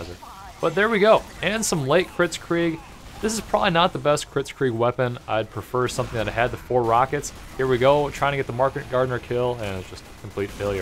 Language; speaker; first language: English; native; English